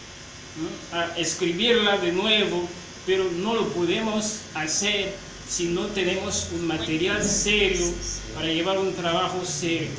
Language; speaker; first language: Spanish; non-native, fluent; French